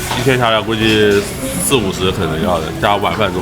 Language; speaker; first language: Chinese; native; Chinese